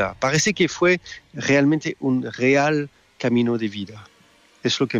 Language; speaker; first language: Spanish; non-native, fluent; French